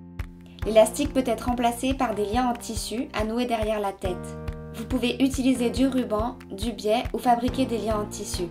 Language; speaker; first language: French; native; French